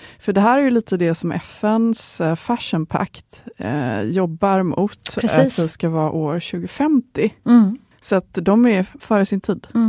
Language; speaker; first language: Swedish; native; Swedish